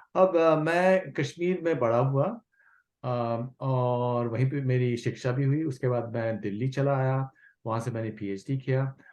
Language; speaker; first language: Hindi; non-native, local second language; Kashmiri